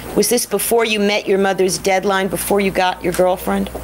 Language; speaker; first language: English; native; English